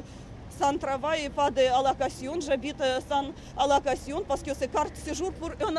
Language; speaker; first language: French; non-native, learner; Russian